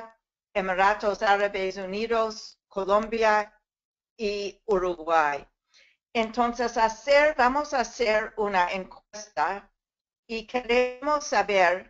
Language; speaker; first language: Spanish; non-native, fluent; English